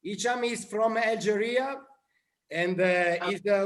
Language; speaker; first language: English; non-native, learner; Italian